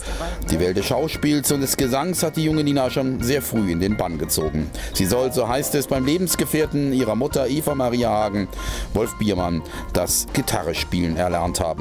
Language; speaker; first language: German; native; German